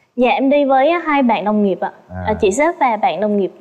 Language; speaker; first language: Vietnamese; native; Vietnamese